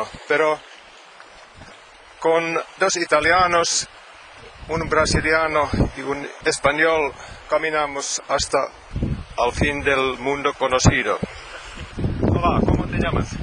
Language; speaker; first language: Spanish; non-native, learner; Finnish